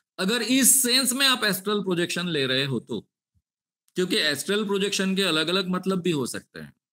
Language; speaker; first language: Hindi; non-native, local second language; Marathi